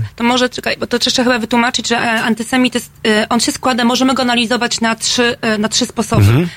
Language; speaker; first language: Polish; native; Polish